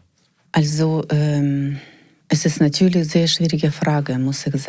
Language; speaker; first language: German; non-native, learner; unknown